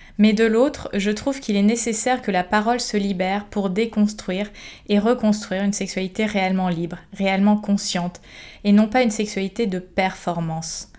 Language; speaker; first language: French; native; French